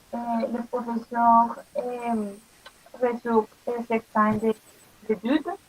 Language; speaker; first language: French; non-native, learner; Spanish